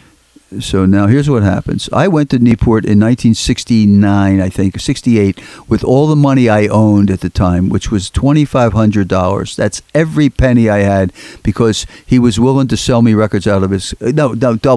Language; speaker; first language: English; native; English